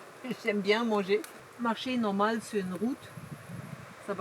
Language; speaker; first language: French; non-native, fluent; German